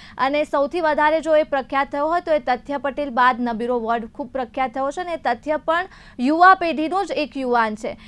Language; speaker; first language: Gujarati; native; Gujarati